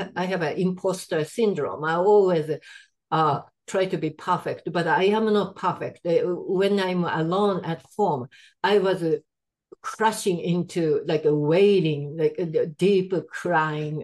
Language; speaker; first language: English; non-native, fluent; Japanese